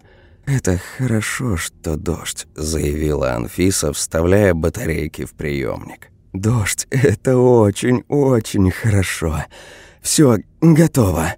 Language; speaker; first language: Russian; native; Russian